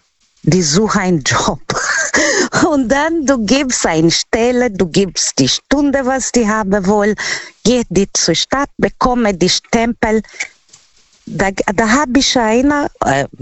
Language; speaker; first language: German; non-native, learner; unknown